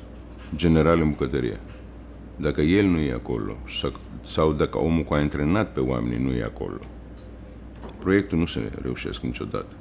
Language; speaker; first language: Romanian; non-native, learner; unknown